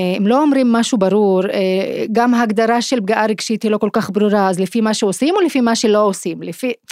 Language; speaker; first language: Hebrew; non-native, local second language; Arabic